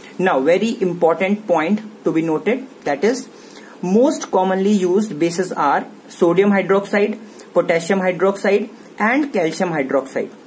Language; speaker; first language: English; non-native, local second language; Hindi